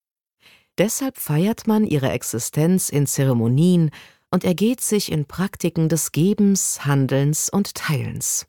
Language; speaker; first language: German; native; German